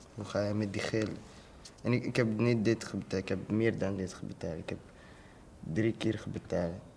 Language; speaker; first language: Dutch; non-native, learner; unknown